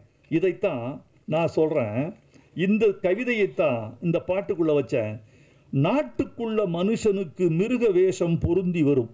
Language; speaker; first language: Tamil; native; Tamil